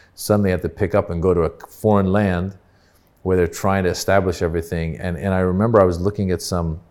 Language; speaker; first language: English; early bilingual, other home language; Persian